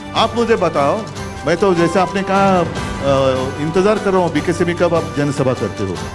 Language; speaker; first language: Hindi; non-native, local second language; Marathi